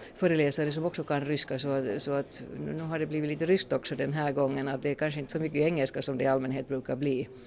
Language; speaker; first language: Swedish; native; Swedish